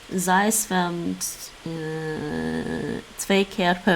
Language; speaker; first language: Dutch; non-native, learner; English